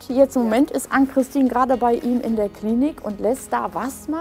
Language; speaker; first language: German; native; German